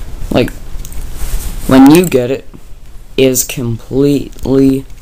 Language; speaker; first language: English; native; English